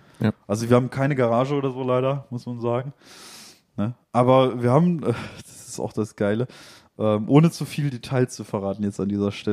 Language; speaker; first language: German; native; German